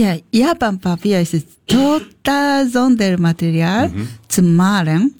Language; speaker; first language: German; non-native, learner; Japanese